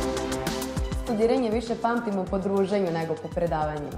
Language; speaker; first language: Bosnian; native; Bosnian